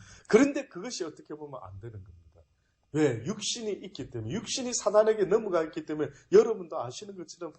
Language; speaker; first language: Korean; native; Korean